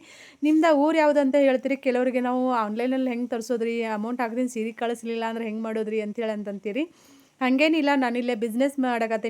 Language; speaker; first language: Kannada; native; Kannada